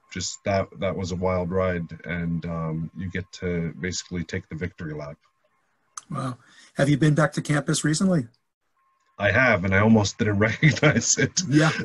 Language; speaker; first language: English; native; English